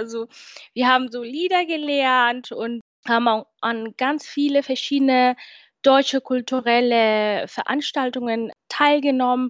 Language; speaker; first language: German; non-native, fluent; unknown